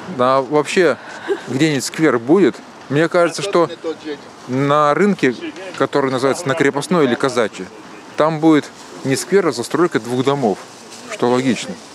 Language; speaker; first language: Russian; native; Russian